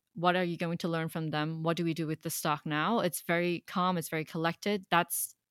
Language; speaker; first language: English; non-native, local second language; Cantonese